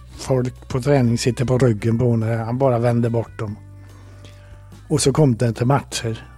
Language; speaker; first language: Swedish; native; Swedish